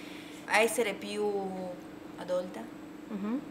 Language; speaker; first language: Italian; non-native, learner; Spanish